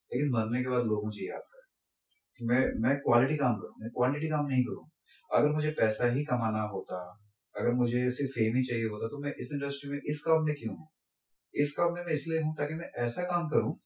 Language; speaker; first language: Hindi; non-native, local second language; Assamese